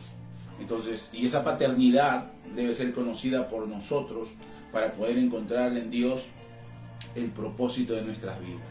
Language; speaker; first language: Spanish; native; Spanish